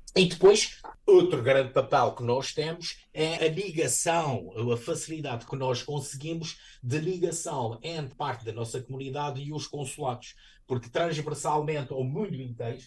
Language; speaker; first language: Portuguese; native; Portuguese